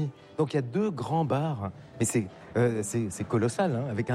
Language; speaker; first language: French; native; French